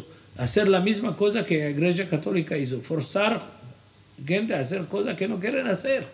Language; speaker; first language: Spanish; non-native, fluent; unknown